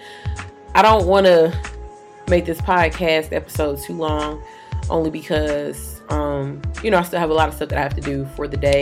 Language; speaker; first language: English; native; English